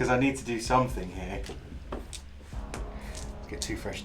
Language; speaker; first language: English; native; English